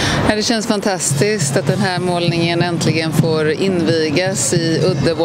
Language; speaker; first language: Swedish; native; Swedish